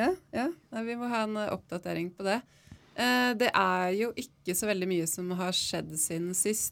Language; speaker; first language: Norwegian; native; Norwegian